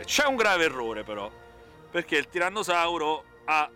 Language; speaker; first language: Italian; native; Italian